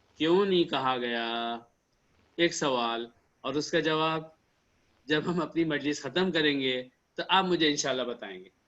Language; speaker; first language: Urdu; native; Urdu